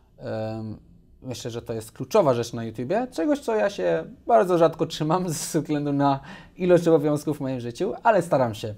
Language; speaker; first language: Polish; early bilingual, heritage; Polish